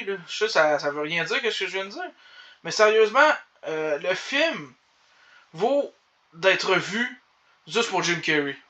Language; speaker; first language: French; native; French